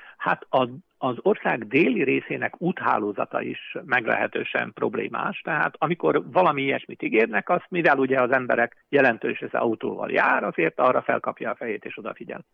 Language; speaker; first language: Hungarian; native; Hungarian